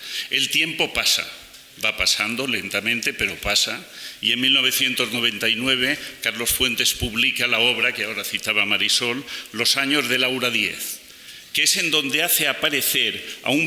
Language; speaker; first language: Spanish; native; Spanish